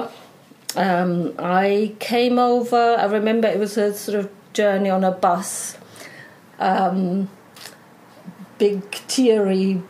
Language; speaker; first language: English; non-native, fluent; German